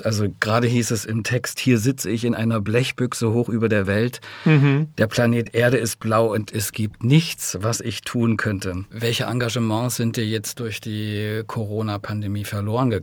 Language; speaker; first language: German; native; German